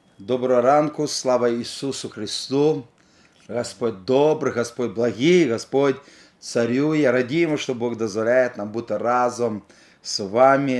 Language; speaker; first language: Ukrainian; non-native, local second language; Russian